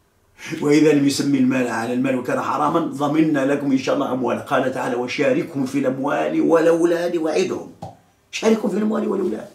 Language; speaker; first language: Arabic; native; Arabic